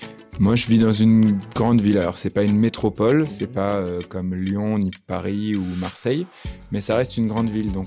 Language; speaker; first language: French; native; French